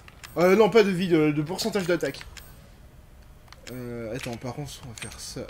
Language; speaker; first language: French; native; French